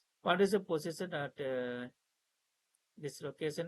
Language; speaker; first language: English; non-native, local second language; Tamil